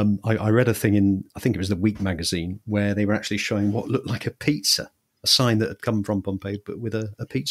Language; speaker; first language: English; native; English